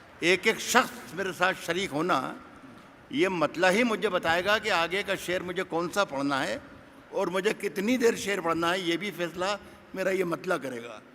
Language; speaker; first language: Urdu; native; Urdu